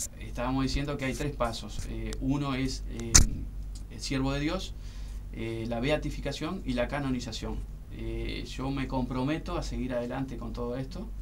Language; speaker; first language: Spanish; native; Spanish